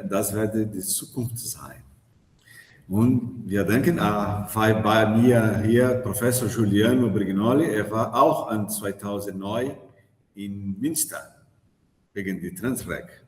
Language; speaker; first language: German; non-native, learner; Portuguese